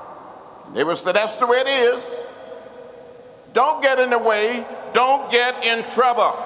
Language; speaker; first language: English; native; English